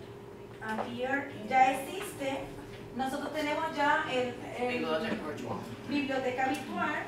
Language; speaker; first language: Spanish; native; Spanish